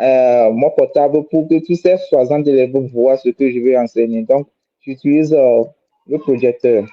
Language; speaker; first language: French; non-native, fluent; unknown